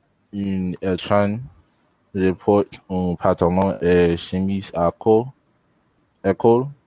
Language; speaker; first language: French; non-native, learner; English